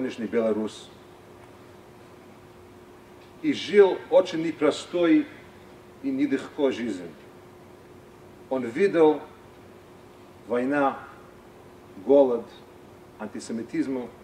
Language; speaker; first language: Russian; non-native, fluent; English